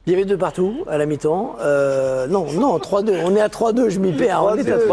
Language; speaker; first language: French; native; French